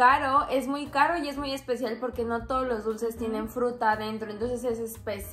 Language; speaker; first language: Spanish; native; Spanish